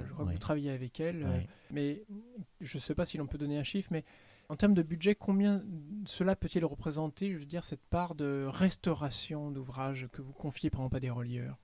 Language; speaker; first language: French; native; French